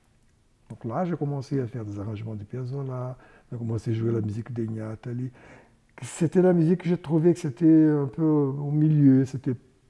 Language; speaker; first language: French; non-native, fluent; Portuguese